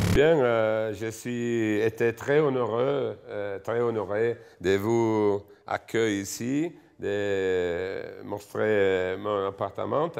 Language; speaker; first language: French; non-native, fluent; Italian